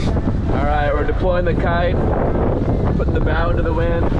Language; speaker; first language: English; native; English